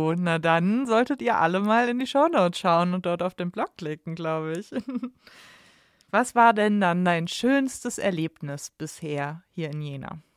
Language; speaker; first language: German; native; German